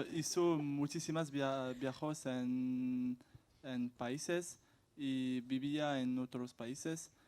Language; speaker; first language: Spanish; non-native, learner; French